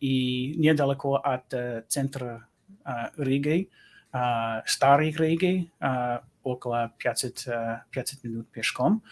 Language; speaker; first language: Russian; non-native, learner; English